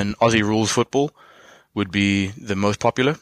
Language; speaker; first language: English; native; English